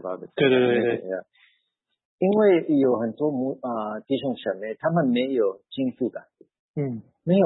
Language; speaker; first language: Chinese; early bilingual, heritage; Chinese